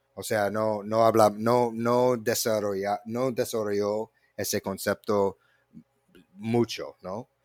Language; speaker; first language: Spanish; non-native, fluent; English